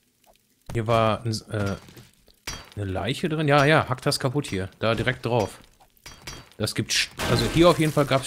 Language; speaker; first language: German; native; German